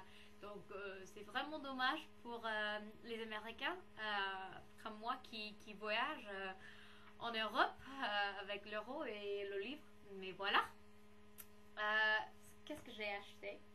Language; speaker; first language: French; non-native, fluent; English